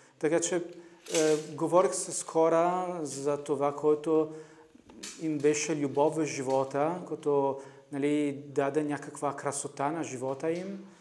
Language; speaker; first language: Bulgarian; non-native, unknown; Italian